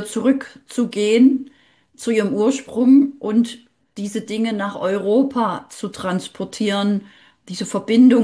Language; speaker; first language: German; native; German